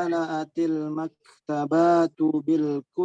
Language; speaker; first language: Arabic; non-native, learner; Indonesian